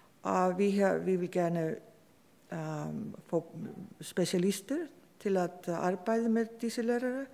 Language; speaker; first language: Danish; non-native, fluent; Icelandic